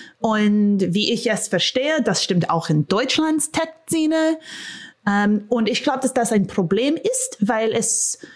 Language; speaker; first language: German; non-native, fluent; English